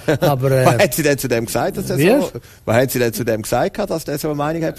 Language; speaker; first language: German; native; German